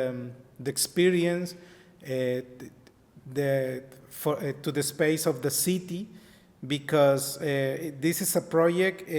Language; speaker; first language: English; non-native, learner; Spanish